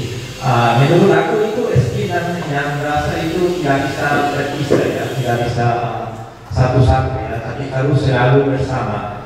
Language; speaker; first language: Indonesian; non-native, fluent; Spanish